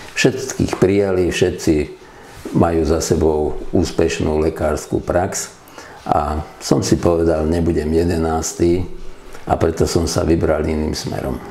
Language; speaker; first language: Slovak; non-native, local second language; Hungarian